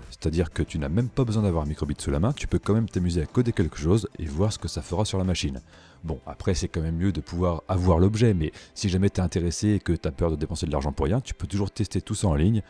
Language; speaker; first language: French; native; French